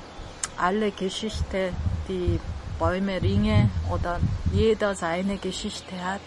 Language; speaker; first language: German; non-native, learner; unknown